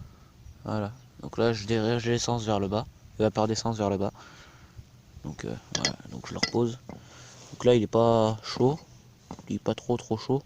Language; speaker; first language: French; native; French